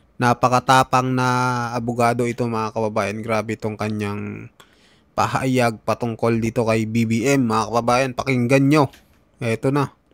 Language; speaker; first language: Filipino; native; Filipino